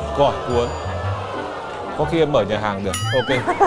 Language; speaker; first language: Vietnamese; native; Vietnamese